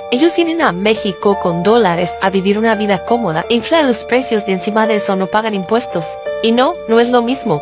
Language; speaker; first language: Spanish; native; Spanish